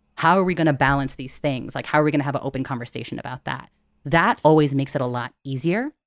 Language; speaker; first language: English; early bilingual, other home language; Filipino